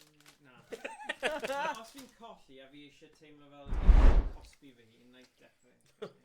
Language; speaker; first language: Welsh; native; Welsh